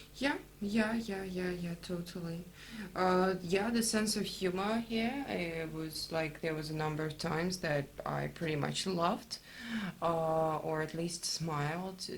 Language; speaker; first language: English; non-native, fluent; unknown